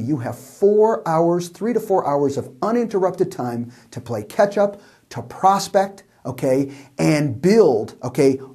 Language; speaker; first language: English; native; English